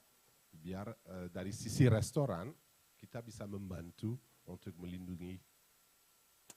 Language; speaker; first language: Indonesian; non-native, fluent; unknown